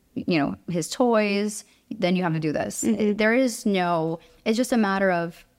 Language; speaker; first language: English; early bilingual, other home language; Romanian